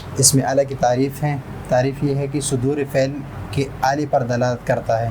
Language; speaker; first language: Urdu; non-native, local second language; Pashto